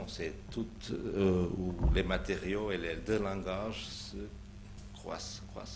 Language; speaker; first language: French; non-native, fluent; Portuguese